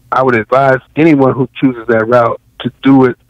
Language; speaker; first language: English; native; English